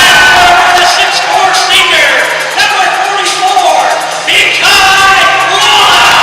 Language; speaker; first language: English; native; English